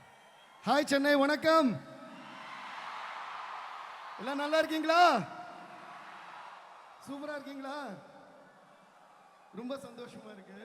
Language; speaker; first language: Tamil; non-native, local second language; Telugu